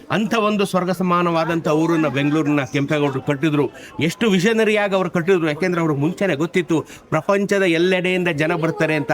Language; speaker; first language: Kannada; native; Kannada